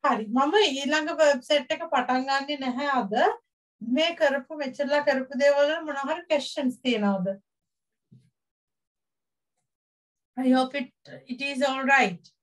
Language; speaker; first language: English; non-native, local second language; Sinhala